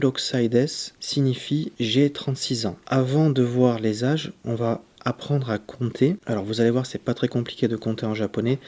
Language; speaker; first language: French; native; French